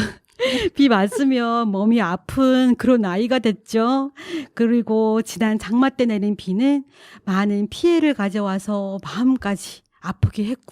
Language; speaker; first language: Korean; non-native, fluent; Chinese